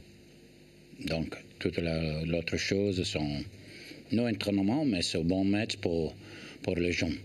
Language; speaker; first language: French; non-native, learner; Italian